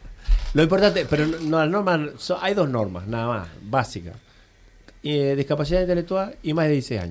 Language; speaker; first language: Spanish; native; Spanish